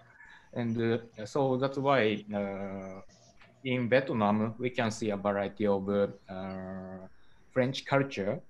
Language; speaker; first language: English; non-native, learner; Japanese